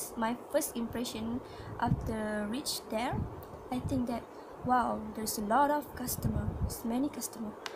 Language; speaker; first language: English; non-native, learner; Malay